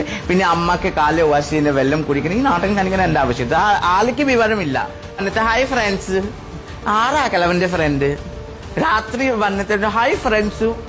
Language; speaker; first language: Malayalam; non-native, fluent; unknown